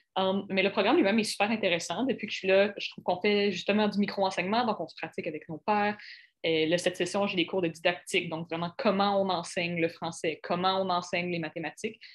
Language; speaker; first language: French; native; French